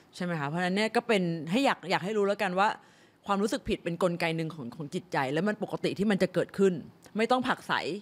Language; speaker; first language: Thai; native; Thai